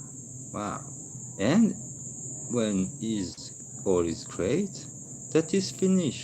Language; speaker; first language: English; non-native, learner; French